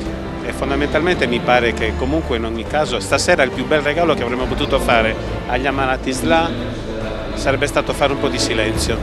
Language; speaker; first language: Italian; native; Italian